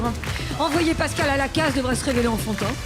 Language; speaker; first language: French; native; French